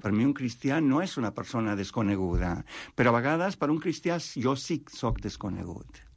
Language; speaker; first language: Catalan; non-native, fluent; Spanish